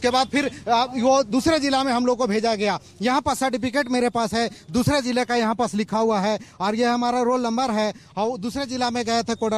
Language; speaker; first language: Hindi; native; Hindi